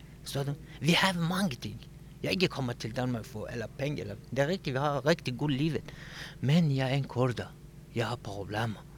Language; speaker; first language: Danish; non-native, learner; Kurdish